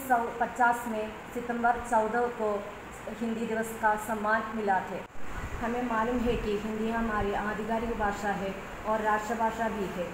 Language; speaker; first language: Hindi; non-native, local second language; Malayalam